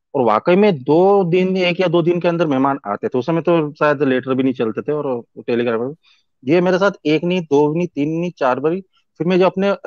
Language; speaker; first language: Hindi; native; Hindi